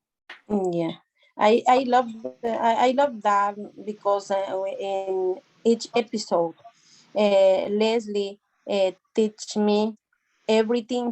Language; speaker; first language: English; non-native, learner; Spanish